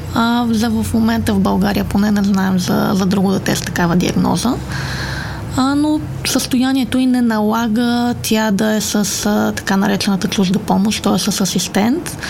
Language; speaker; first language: Bulgarian; native; Bulgarian